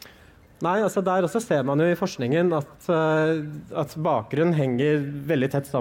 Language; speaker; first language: Norwegian; native; Norwegian